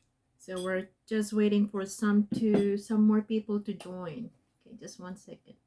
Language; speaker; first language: English; non-native, fluent; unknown